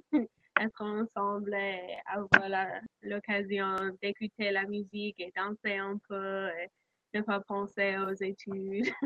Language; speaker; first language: French; non-native, learner; English